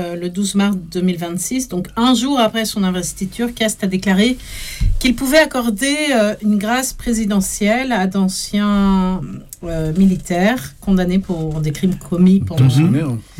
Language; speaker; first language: French; native; French